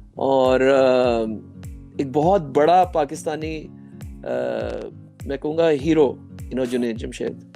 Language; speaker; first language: Urdu; native; Urdu